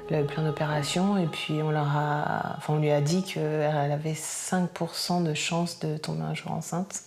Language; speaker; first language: French; native; French